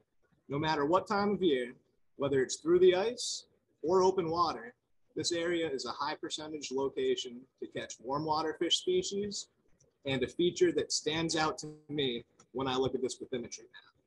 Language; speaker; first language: English; native; English